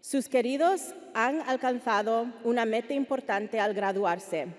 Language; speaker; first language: Spanish; early bilingual, heritage; Spanish